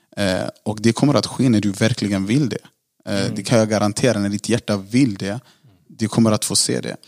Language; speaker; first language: Swedish; native; Swedish